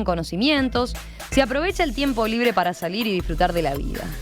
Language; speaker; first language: Spanish; native; Spanish